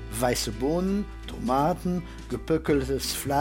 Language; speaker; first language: German; non-native, fluent; French